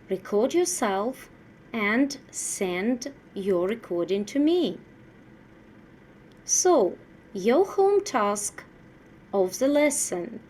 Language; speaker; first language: English; non-native, fluent; Russian